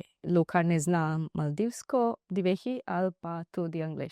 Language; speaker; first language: Slovenian; non-native, learner; Divehi